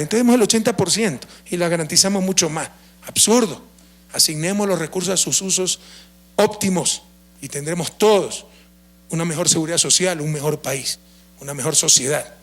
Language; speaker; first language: Spanish; native; Spanish